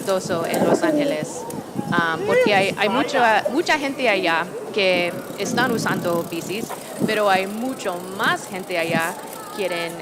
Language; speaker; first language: Spanish; non-native, fluent; English